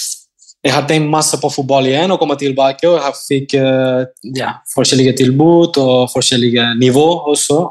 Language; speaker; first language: Norwegian; non-native, fluent; Spanish